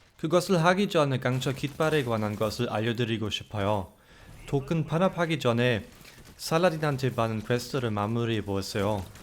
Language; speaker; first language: Korean; non-native, fluent; German